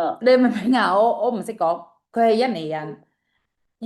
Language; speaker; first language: Chinese; non-native, fluent; Indonesian